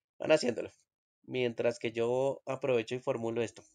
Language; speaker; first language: Spanish; native; Spanish